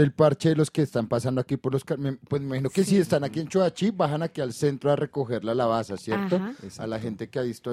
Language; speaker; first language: Spanish; native; Spanish